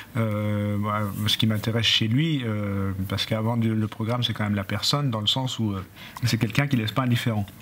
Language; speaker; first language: French; native; French